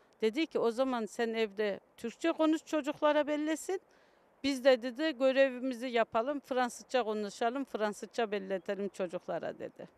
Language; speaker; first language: Turkish; early bilingual, other home language; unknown